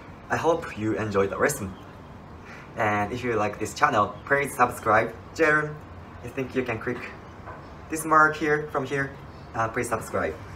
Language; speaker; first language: English; non-native, fluent; Japanese